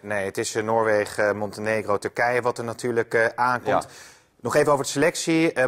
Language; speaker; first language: Dutch; native; Dutch